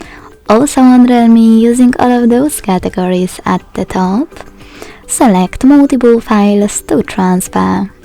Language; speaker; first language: English; non-native, fluent; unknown